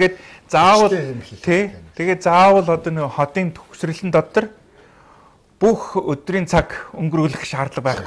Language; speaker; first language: Mongolian; non-native, fluent; English